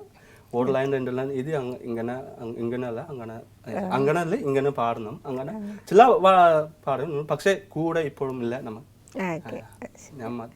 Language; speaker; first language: Malayalam; non-native, learner; Assamese